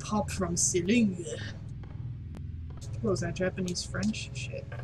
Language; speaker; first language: English; native; English